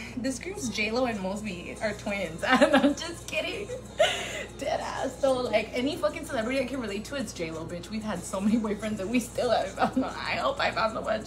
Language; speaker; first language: English; early bilingual, other home language; Spanish